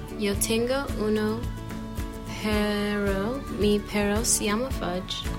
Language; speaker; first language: Spanish; non-native, learner; English